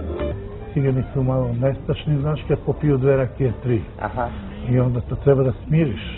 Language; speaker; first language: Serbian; non-native, local second language; Romany